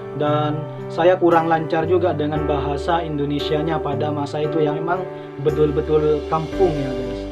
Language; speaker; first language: Indonesian; non-native, local second language; Madurese